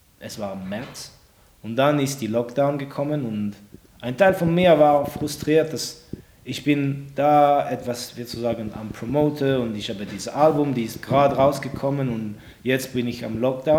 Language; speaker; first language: German; non-native, local second language; French